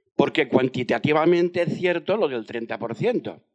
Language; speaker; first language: Spanish; non-native, fluent; French